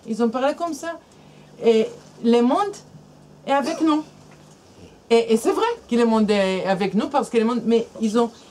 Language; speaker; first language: French; non-native, fluent; Hebrew